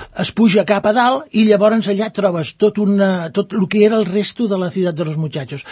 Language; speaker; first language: Catalan; non-native, local second language; Spanish